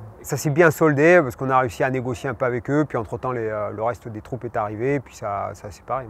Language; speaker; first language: French; native; French